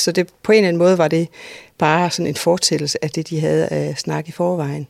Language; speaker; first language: Danish; native; Danish